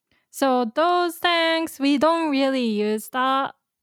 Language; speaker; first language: English; non-native, fluent; Japanese